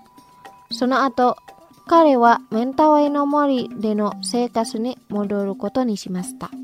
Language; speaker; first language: Japanese; non-native, fluent; Indonesian